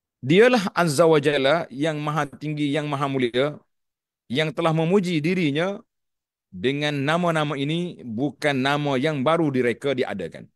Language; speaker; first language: Malay; native; Malay